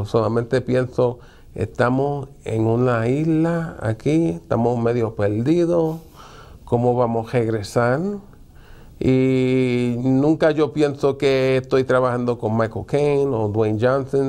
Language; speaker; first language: Spanish; early bilingual, heritage; Spanish